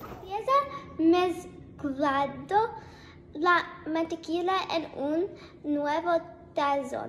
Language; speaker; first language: Spanish; non-native, learner; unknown